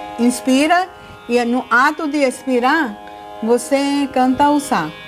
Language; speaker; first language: Portuguese; non-native, fluent; Marathi